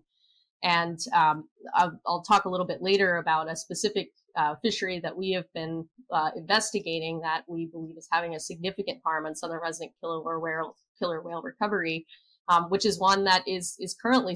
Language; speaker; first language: English; native; English